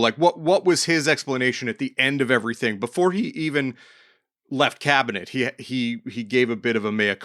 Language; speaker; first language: English; native; English